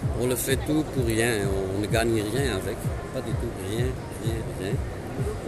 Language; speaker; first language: French; non-native, local second language; Dutch